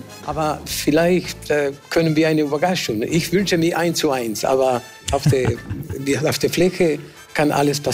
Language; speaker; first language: German; non-native, fluent; Spanish